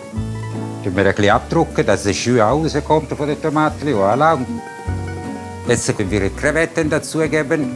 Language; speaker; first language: German; non-native, fluent; Italian